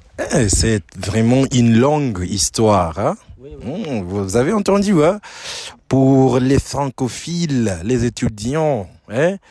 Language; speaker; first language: French; non-native, fluent; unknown